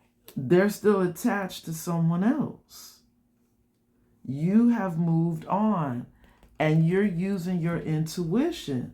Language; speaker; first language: English; native; English